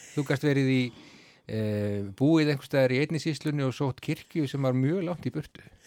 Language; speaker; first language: Icelandic; native; Icelandic